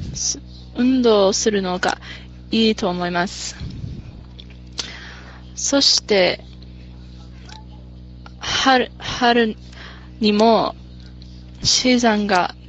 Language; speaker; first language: Japanese; non-native, learner; English